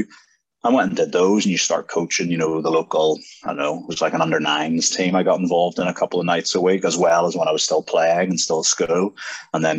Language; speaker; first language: English; native; English